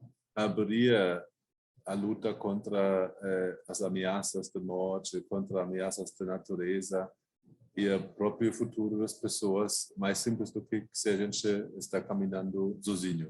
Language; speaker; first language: Portuguese; non-native, fluent; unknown